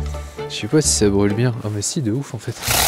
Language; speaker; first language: French; native; French